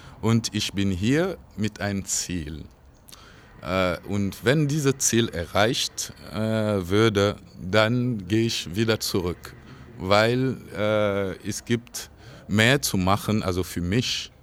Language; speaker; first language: German; non-native, fluent; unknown